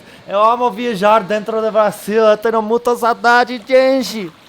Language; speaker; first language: Portuguese; non-native, fluent; English